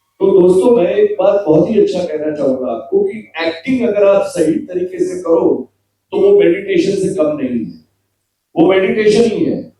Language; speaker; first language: Hindi; non-native, local second language; Gujarati